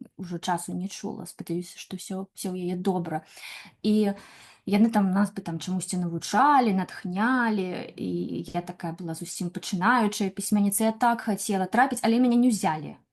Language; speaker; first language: Belarusian; non-native, local second language; Russian